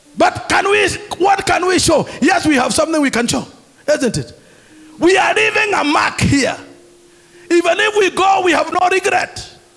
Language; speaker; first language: English; non-native, local second language; Swahili